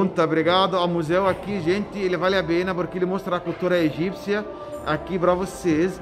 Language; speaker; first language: Portuguese; non-native, learner; Arabic